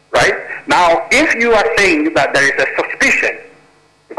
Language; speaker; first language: English; non-native, local second language; Ewe